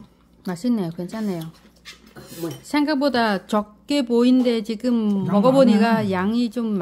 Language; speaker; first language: Korean; non-native, learner; Vietnamese